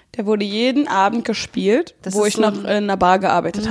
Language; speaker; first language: German; native; German